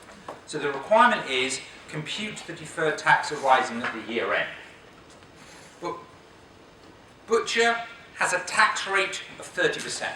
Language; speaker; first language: English; native; English